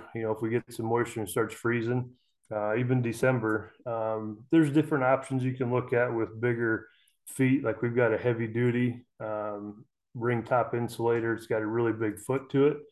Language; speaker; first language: English; native; English